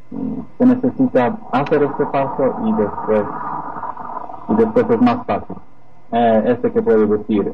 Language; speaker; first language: Spanish; non-native, fluent; Polish